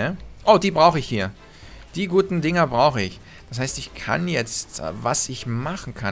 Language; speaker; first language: German; native; German